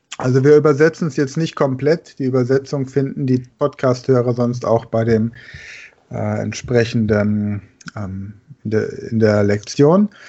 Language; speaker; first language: German; native; German